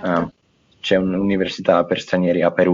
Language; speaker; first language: Italian; non-native, fluent; English